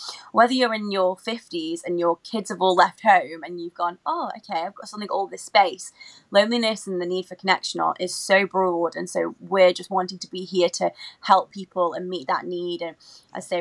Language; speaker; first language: English; native; English